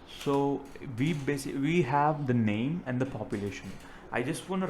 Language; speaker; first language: English; non-native, local second language; Telugu